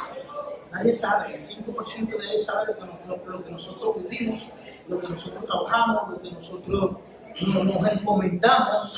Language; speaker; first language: Spanish; native; Spanish